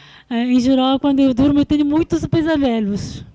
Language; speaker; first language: Portuguese; non-native, fluent; Korean